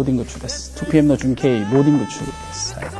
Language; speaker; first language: Japanese; non-native, fluent; Korean